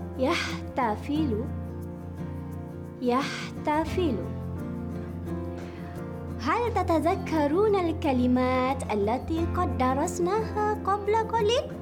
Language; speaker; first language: Arabic; non-native, fluent; Malay